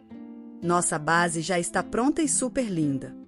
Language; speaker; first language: Portuguese; native; Portuguese